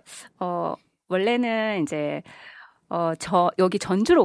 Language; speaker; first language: Korean; native; Korean